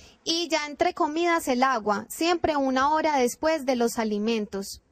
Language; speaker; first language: Spanish; native; Spanish